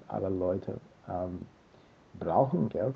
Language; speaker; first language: German; non-native, learner; English